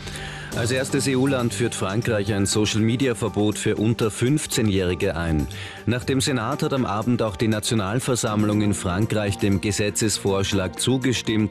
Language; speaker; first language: German; native; German